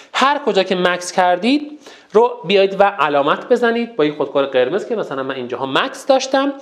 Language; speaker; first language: Persian; non-native, local second language; Azerbaijani